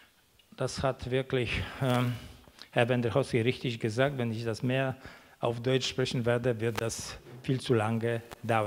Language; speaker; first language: German; non-native, fluent; Polish